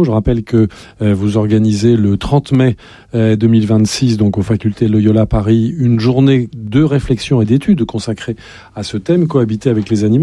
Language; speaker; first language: French; native; French